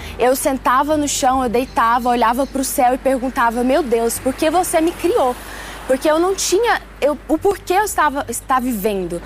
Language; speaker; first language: Portuguese; early bilingual, other home language; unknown